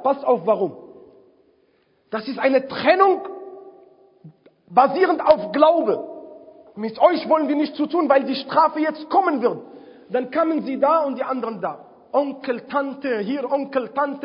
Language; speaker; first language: German; non-native, fluent; Arabic